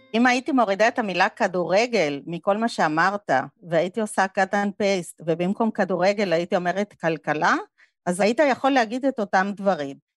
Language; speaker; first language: Hebrew; non-native, fluent; Spanish